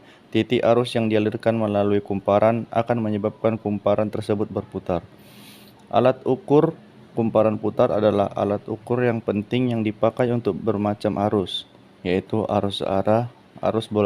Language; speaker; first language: Indonesian; native; Indonesian